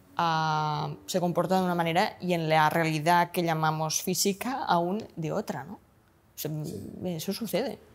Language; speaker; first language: Spanish; non-native, local second language; Catalan